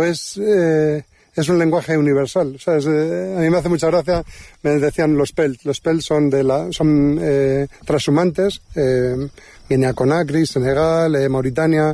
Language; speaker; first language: Spanish; native; Spanish